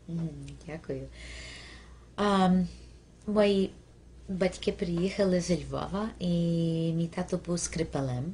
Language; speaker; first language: Ukrainian; early bilingual, heritage; Ukrainian